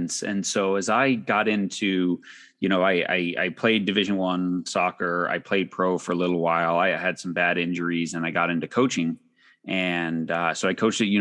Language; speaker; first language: English; native; English